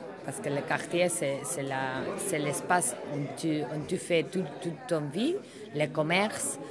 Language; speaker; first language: French; non-native, learner; Spanish